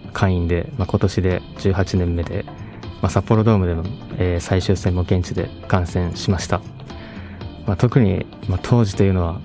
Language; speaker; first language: Japanese; native; Japanese